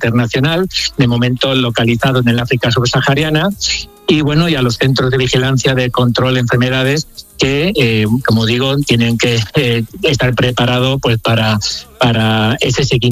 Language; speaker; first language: Spanish; native; Spanish